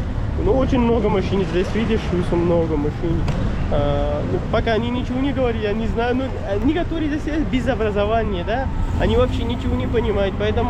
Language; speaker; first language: Russian; non-native, learner; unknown